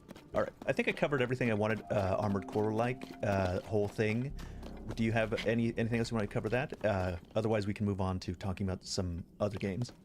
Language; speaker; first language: English; native; English